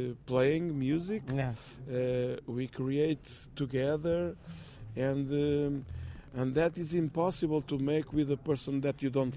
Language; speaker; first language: English; non-native, fluent; Portuguese